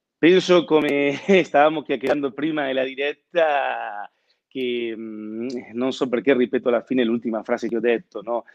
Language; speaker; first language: Italian; non-native, fluent; Spanish